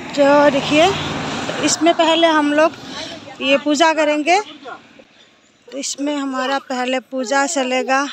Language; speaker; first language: Hindi; non-native, local second language; Assamese